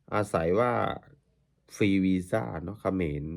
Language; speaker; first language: Thai; native; Thai